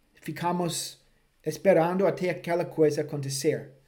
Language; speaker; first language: Portuguese; non-native, fluent; English